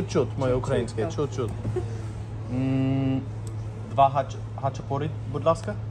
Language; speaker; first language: Ukrainian; non-native, learner; English